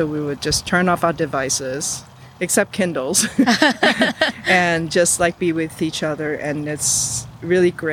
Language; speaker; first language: English; non-native, local second language; Cantonese